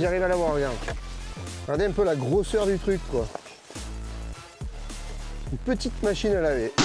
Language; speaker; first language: French; native; French